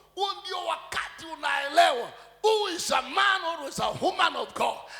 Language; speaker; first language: English; non-native, local second language; Swahili